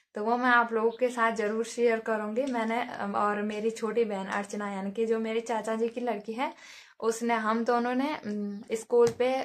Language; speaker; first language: Hindi; native; Hindi